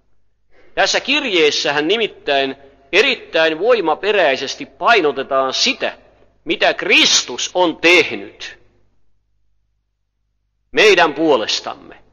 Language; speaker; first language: Finnish; native; Finnish